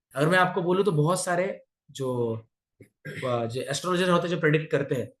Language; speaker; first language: Hindi; non-native, local second language; Marathi